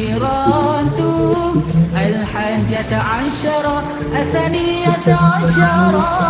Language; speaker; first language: Arabic; non-native, learner; Malay